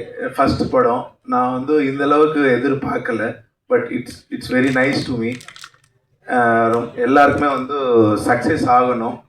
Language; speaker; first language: Tamil; non-native, local second language; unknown